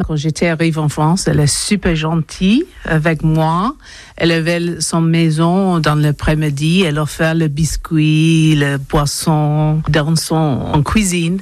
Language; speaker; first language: French; non-native, learner; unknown